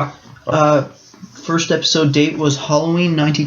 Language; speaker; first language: English; native; English